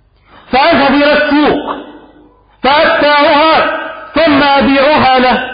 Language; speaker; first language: Arabic; native; Arabic